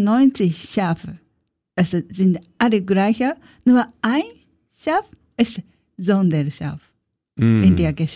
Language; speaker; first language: German; non-native, learner; Japanese